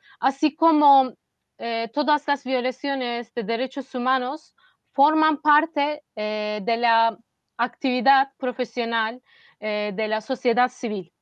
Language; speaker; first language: Spanish; non-native, fluent; Turkish